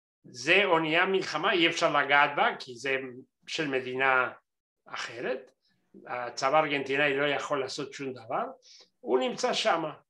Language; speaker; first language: Hebrew; non-native, fluent; Spanish